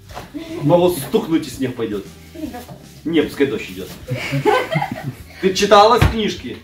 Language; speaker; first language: Russian; native; Russian